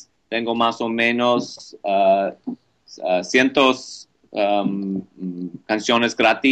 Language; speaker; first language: Spanish; non-native, learner; English